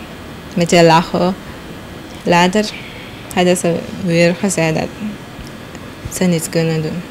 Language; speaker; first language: Dutch; non-native, local second language; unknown